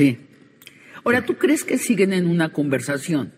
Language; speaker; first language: Spanish; native; Spanish